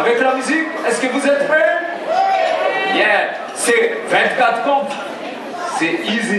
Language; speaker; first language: French; native; French